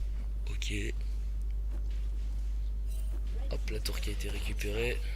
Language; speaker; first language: French; native; French